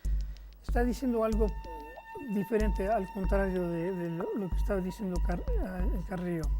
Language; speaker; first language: Spanish; non-native, fluent; English